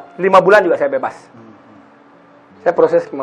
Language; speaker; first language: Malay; non-native, local second language; Balinese